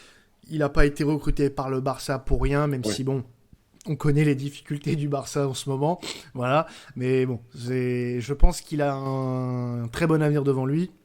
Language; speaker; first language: French; native; French